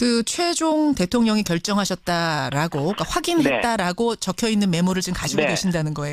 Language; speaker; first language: Korean; native; Korean